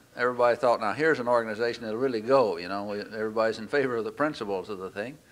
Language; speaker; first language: English; native; English